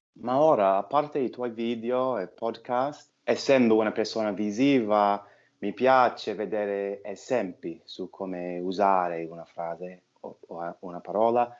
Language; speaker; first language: Italian; non-native, fluent; English